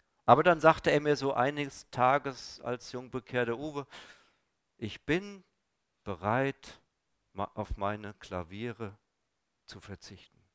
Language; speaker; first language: German; native; German